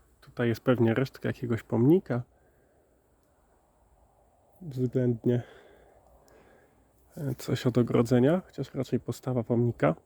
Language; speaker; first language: Polish; native; Polish